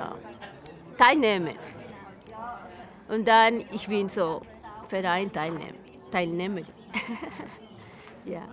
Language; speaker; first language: German; non-native, learner; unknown